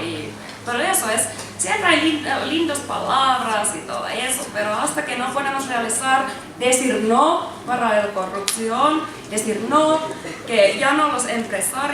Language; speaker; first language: Spanish; non-native, learner; Finnish